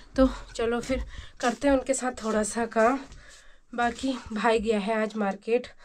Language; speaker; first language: Hindi; native; Hindi